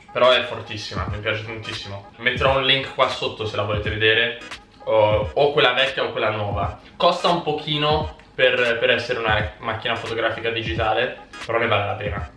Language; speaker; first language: Italian; early bilingual, heritage; Italian